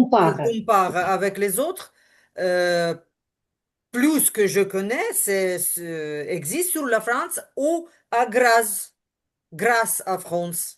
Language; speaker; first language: French; non-native, learner; Ukrainian